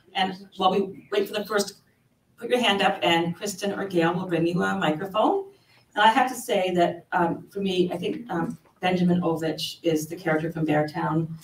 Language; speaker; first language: English; native; English